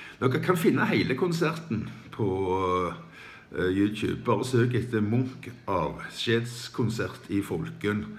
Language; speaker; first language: Norwegian; native; Norwegian